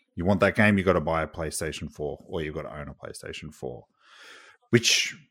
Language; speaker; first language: English; native; English